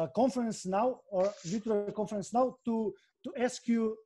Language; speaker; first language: English; non-native, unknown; Macedonian